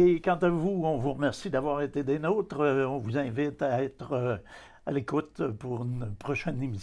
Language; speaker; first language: French; native; French